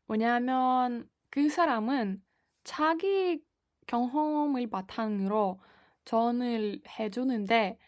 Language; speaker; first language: Korean; non-native, fluent; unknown